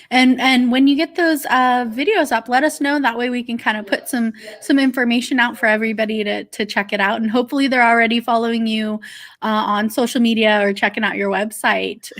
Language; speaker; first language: English; native; English